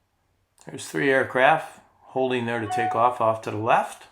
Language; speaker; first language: English; native; English